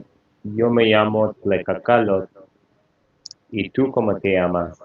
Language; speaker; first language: Spanish; non-native, fluent; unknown